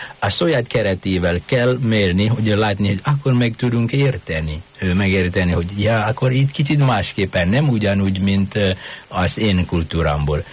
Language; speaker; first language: Hungarian; non-native, fluent; Indonesian